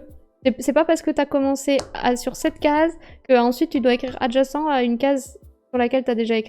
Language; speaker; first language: French; native; French